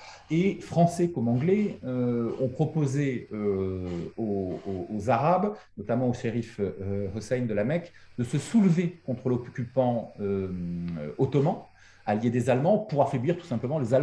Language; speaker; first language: French; native; French